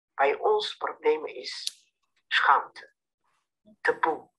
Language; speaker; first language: Dutch; non-native, learner; Somali